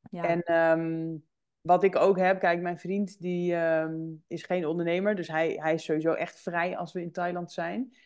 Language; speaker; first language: Dutch; native; Dutch